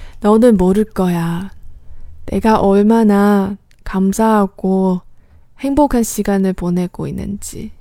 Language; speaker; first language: Korean; non-native, fluent; Chinese